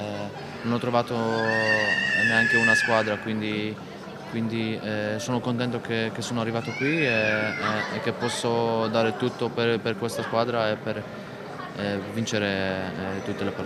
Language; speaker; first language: Italian; non-native, learner; Polish